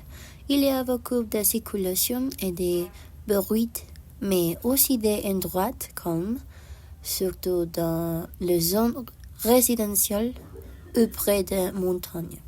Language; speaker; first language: French; non-native, learner; Spanish